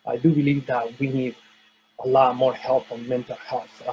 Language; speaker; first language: English; non-native, fluent; Spanish